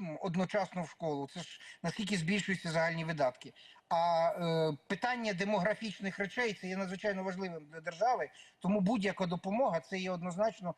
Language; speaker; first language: Ukrainian; native; Ukrainian